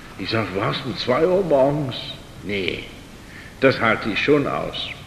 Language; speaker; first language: German; non-native, fluent; English